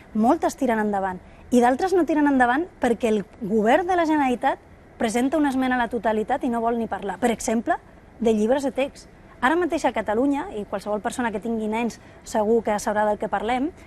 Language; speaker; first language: Catalan; non-native, local second language; Spanish